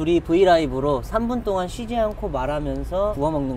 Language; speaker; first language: Korean; native; Korean